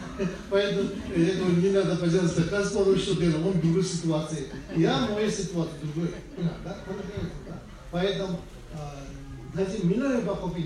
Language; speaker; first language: Russian; non-native, learner; Tibetan